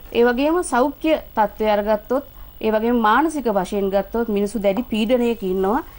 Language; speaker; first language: Sinhala; native; Sinhala